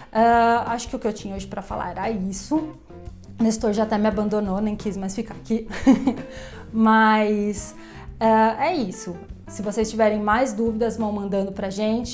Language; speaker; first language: Portuguese; native; Portuguese